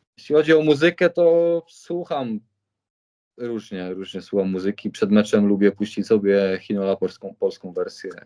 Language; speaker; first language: Polish; native; Polish